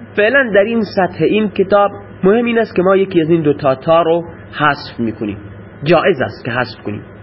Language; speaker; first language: Persian; non-native, local second language; Baluchi